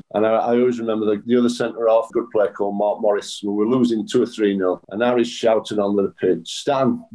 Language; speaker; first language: English; native; English